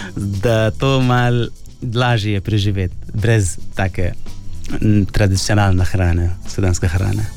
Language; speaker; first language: Slovenian; non-native, fluent; Arabic